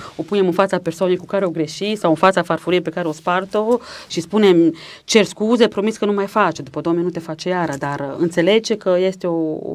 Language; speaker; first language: Romanian; native; Romanian